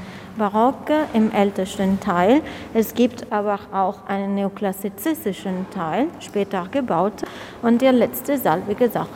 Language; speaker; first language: German; non-native, fluent; Italian